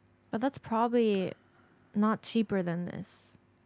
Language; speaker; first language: English; non-native, fluent; Japanese